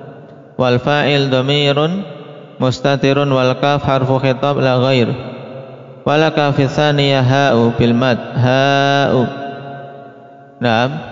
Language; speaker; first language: Arabic; non-native, fluent; Indonesian